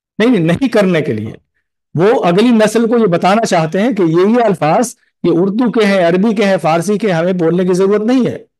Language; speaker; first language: Urdu; native; Urdu